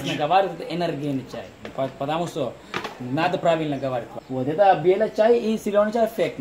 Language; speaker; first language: Russian; non-native, learner; Sinhala